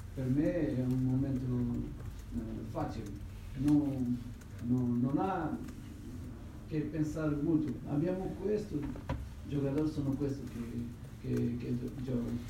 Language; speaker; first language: Italian; non-native, fluent; Portuguese